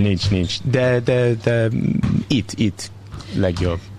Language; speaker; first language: Hungarian; non-native, learner; English